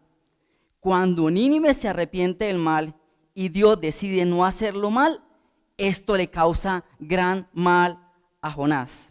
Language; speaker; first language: Spanish; native; Spanish